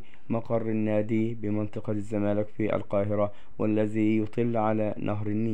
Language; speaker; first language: Arabic; native; Arabic